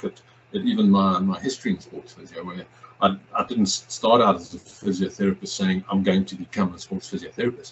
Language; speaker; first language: English; native; English